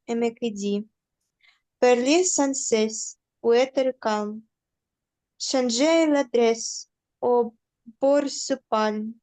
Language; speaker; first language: French; non-native, learner; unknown